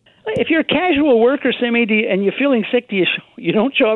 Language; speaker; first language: English; native; English